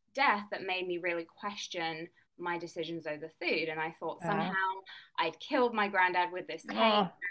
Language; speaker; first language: English; native; English